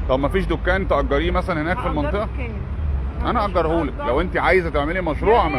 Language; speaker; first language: Arabic; native; Arabic